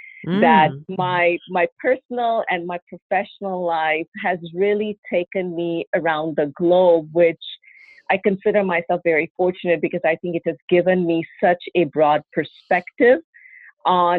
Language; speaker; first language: English; non-native, local second language; Hindi